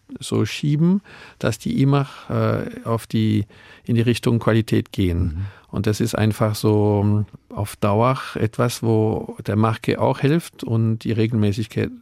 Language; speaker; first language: German; non-native, local second language; Swiss German